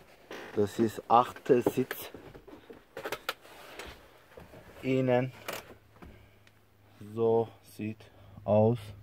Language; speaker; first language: German; non-native, learner; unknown